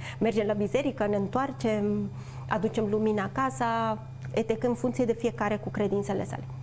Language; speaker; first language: Romanian; non-native, fluent; Spanish